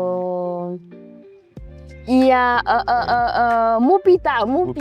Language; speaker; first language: French; non-native, local second language; Haitian Creole